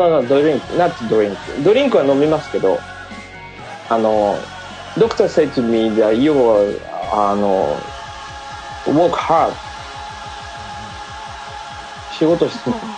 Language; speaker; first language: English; non-native, learner; Japanese